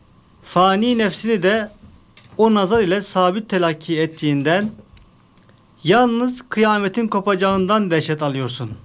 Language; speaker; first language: Turkish; native; Turkish